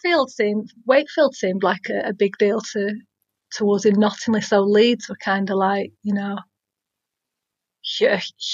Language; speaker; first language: English; native; English